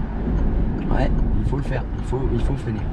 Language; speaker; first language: French; native; French